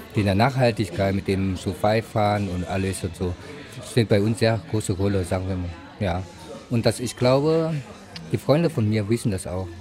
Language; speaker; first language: German; non-native, learner; Vietnamese